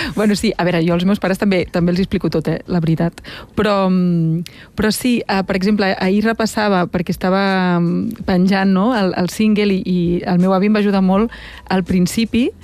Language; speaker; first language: Catalan; native; Catalan